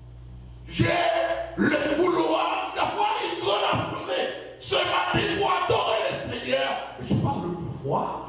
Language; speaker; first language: French; non-native, local second language; Haitian Creole